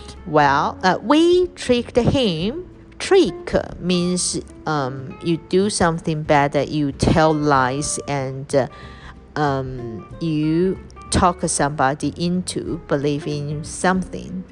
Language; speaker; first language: English; non-native, fluent; Chinese